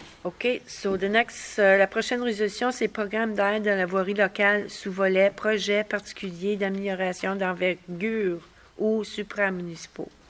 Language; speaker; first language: French; native; French